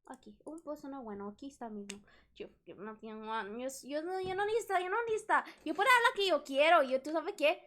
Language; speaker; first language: Spanish; non-native, learner; English